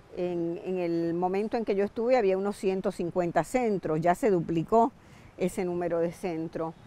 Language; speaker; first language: Spanish; native; Spanish